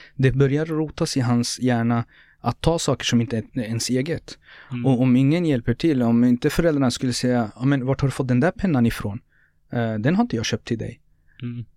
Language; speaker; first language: Swedish; native; Swedish